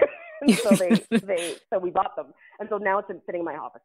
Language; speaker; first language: English; native; English